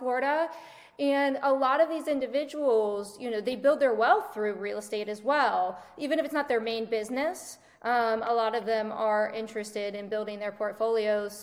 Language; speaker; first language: English; native; English